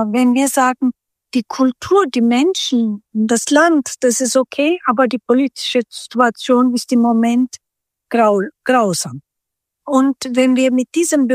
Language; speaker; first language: German; non-native, local second language; Turkish